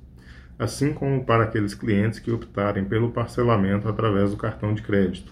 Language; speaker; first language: Portuguese; native; Portuguese